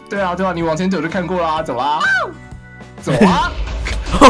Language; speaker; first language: Chinese; native; Chinese